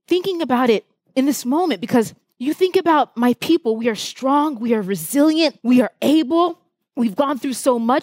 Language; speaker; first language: English; early bilingual, other home language; Haitian Creole